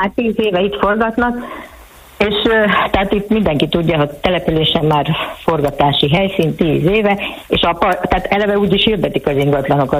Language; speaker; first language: Hungarian; native; Hungarian